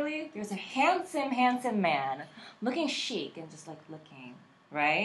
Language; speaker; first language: English; native; English